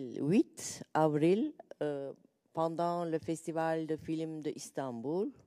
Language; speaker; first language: French; non-native, learner; Turkish